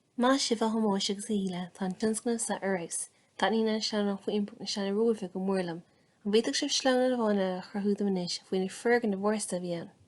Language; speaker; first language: Irish; native; Irish